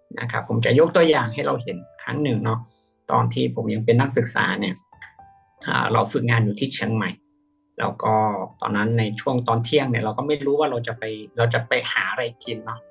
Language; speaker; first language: Thai; native; Thai